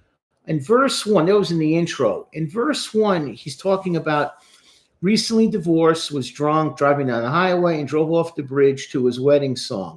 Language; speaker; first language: English; native; English